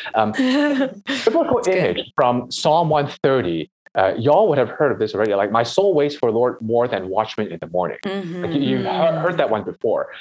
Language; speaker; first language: English; non-native, local second language; Cantonese